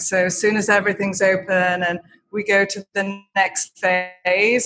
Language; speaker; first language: English; native; English